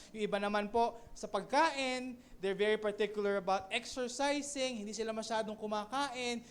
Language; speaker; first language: Filipino; native; Filipino